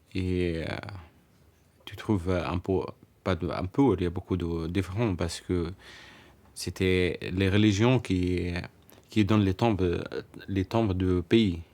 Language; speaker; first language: French; non-native, learner; Arabic